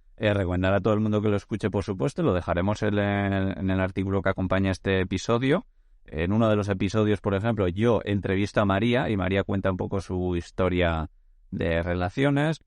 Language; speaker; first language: Spanish; native; Spanish